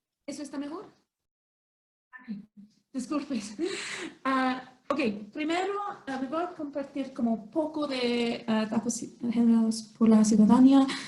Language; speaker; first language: Spanish; non-native, fluent; English